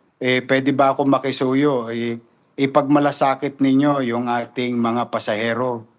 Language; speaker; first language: Filipino; native; Filipino